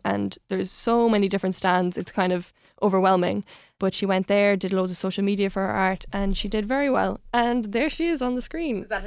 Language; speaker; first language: English; native; English